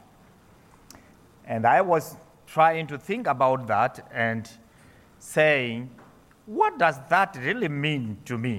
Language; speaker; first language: English; non-native, local second language; Kikuyu